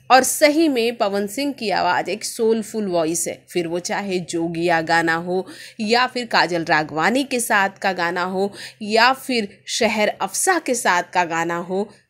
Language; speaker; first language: Hindi; native; Hindi